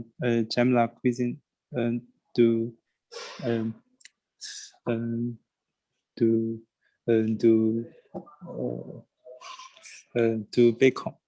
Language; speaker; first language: French; non-native, learner; Chinese